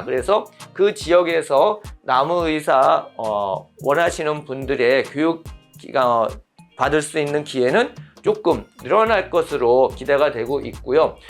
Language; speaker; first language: Korean; native; Korean